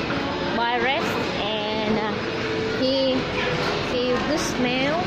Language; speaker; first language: English; non-native, learner; Vietnamese